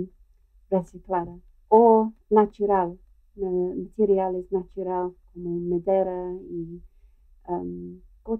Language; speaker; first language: Spanish; non-native, learner; English